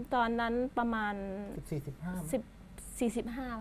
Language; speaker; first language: Thai; non-native, fluent; Khmer